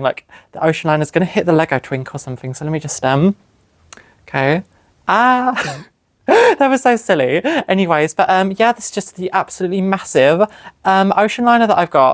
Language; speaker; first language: English; native; English